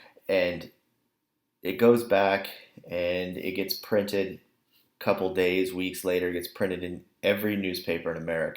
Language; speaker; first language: English; native; English